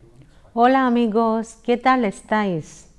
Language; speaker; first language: Spanish; non-native, fluent; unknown